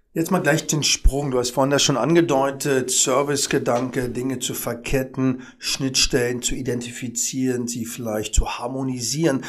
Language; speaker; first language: German; early bilingual, other home language; Arabic